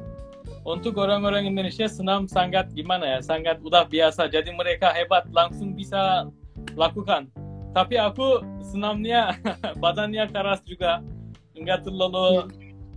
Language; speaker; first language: Indonesian; non-native, fluent; Turkish